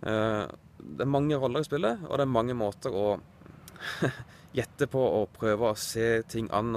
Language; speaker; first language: Norwegian; native; Norwegian